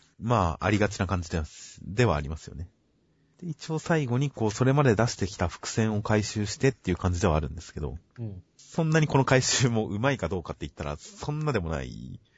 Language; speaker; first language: Japanese; native; Japanese